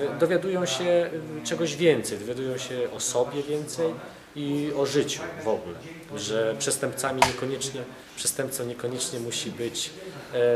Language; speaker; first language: Polish; native; Polish